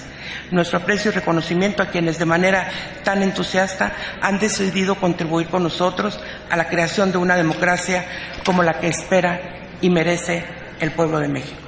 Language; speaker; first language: Spanish; native; Spanish